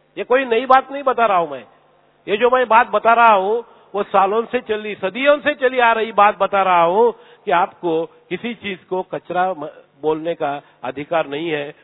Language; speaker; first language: Hindi; non-native, local second language; Marathi